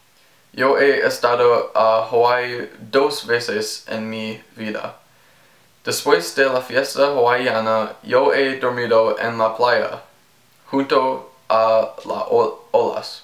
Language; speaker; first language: Spanish; non-native, learner; English